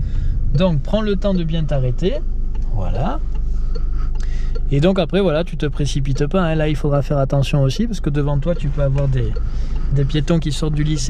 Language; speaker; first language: French; native; French